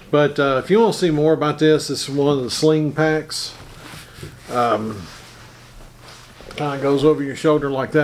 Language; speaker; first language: English; native; English